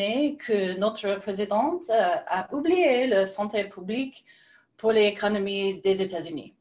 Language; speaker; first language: French; non-native, learner; English